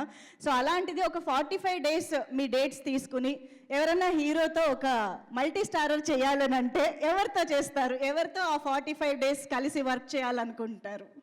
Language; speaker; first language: Telugu; native; Telugu